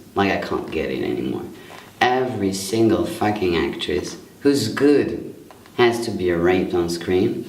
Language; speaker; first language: English; non-native, fluent; French